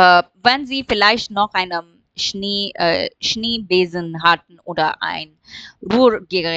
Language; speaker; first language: German; non-native, fluent; Hindi